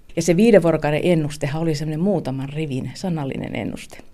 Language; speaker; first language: Finnish; native; Finnish